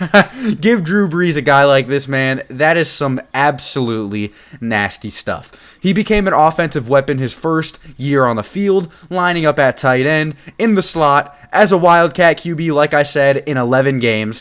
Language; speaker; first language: English; native; English